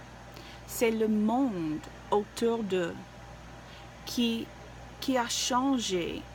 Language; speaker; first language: French; non-native, learner; English